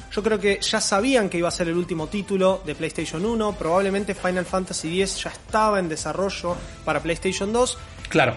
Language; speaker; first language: Spanish; native; Spanish